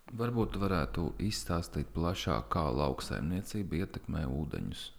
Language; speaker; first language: Latvian; native; Latvian